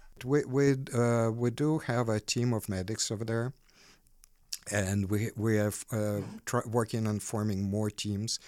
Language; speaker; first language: English; non-native, fluent; Ukrainian